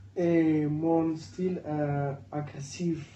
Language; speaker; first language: French; non-native, learner; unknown